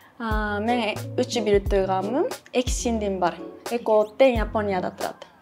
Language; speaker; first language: Kyrgyz; non-native, fluent; Japanese